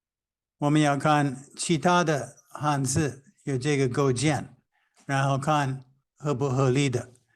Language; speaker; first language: Chinese; non-native, fluent; English